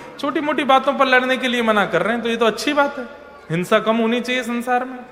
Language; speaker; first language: Hindi; native; Hindi